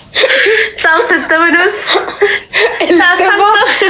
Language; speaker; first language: Arabic; non-native, learner; Oromo